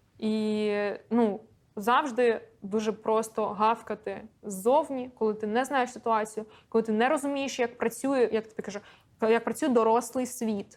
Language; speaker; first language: Ukrainian; non-native, local second language; Russian